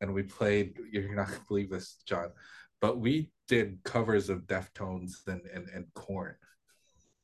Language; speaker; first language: English; non-native, local second language; Filipino